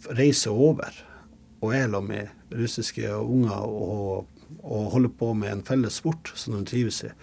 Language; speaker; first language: Norwegian; early bilingual, other home language; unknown